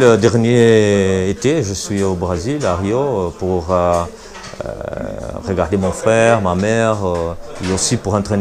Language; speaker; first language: French; non-native, learner; Portuguese